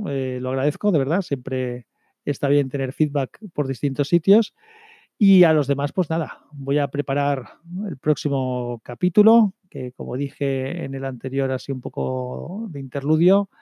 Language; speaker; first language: Spanish; native; Spanish